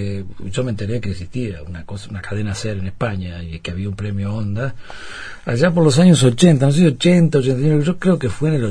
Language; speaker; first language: Spanish; native; Spanish